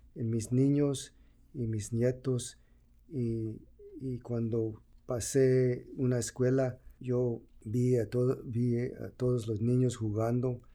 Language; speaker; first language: Spanish; early bilingual, heritage; Spanish